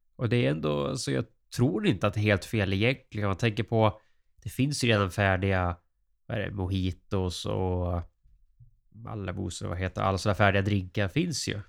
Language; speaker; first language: Swedish; native; Swedish